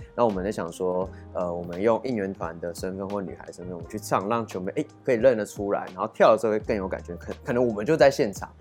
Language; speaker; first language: Chinese; native; Chinese